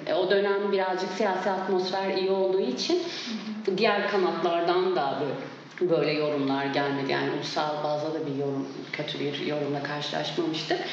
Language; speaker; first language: Turkish; non-native, local second language; Kurdish